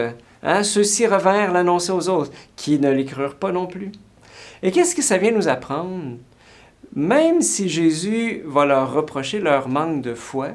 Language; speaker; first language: French; native; French